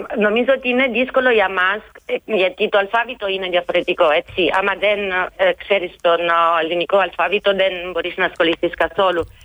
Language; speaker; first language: Greek; non-native, fluent; Italian